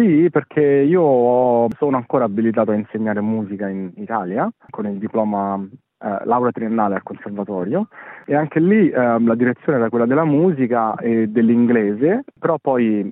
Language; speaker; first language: Italian; native; Italian